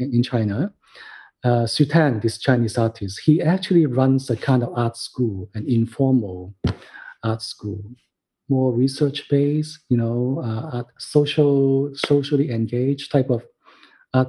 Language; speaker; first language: English; non-native, local second language; Cantonese